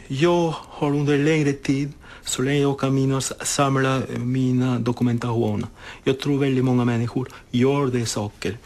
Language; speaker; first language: Swedish; non-native, fluent; Spanish